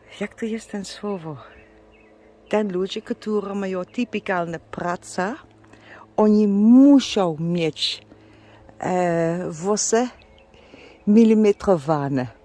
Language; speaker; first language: Polish; non-native, learner; Dutch